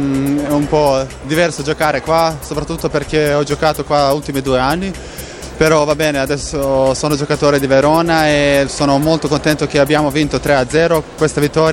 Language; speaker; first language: Italian; non-native, fluent; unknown